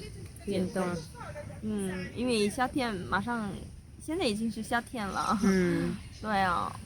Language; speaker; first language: Chinese; non-native, fluent; Korean